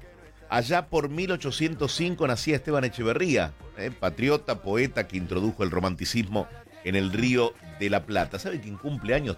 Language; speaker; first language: Spanish; native; Spanish